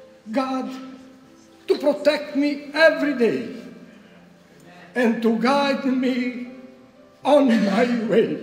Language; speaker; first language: English; non-native, learner; Romanian